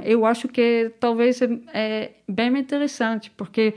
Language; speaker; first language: Portuguese; non-native, learner; Dutch